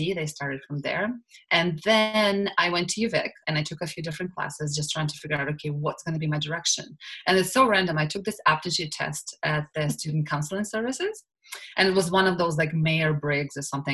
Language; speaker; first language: English; non-native, fluent; Russian